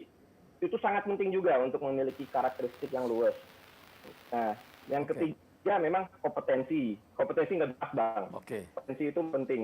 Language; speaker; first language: Indonesian; native; Indonesian